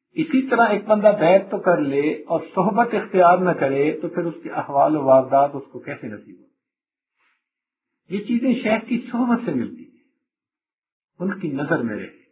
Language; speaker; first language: Urdu; non-native, local second language; Punjabi